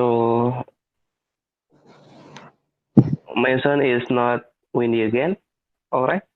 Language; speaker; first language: English; non-native, learner; Indonesian